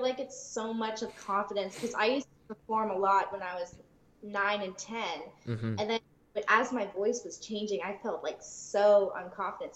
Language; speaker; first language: English; native; English